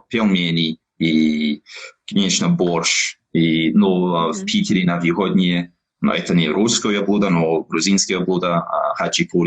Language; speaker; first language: Russian; non-native, learner; English